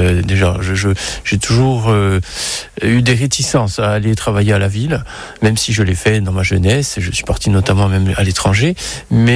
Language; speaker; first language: French; native; French